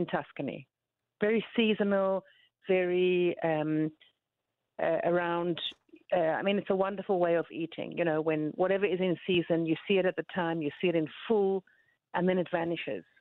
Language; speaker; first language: English; native; English